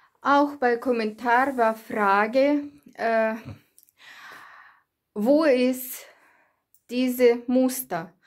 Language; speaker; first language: German; non-native, learner; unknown